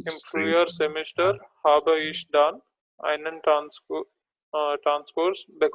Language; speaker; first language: German; non-native, learner; Telugu